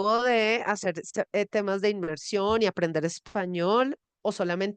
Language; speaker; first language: Spanish; native; Spanish